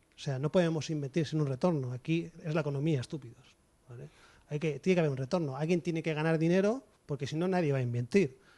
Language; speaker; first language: Spanish; native; Spanish